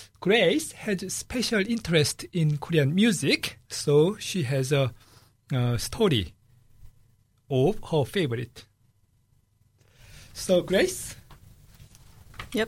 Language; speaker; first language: English; non-native, fluent; Korean